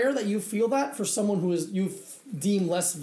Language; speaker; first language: English; early bilingual, other home language; Spanish